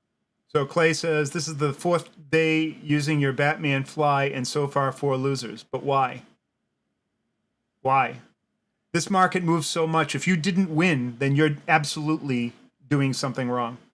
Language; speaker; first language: English; native; English